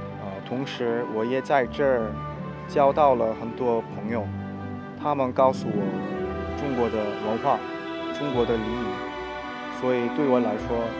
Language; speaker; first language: Chinese; non-native, fluent; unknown